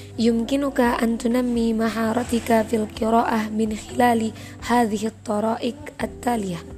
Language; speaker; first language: Arabic; non-native, learner; Malay